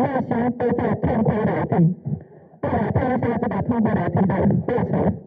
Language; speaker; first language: Chinese; native; Chinese